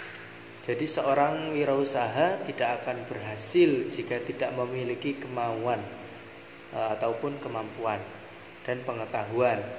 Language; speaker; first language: Indonesian; native; Indonesian